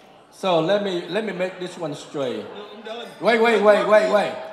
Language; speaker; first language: English; non-native, fluent; Vietnamese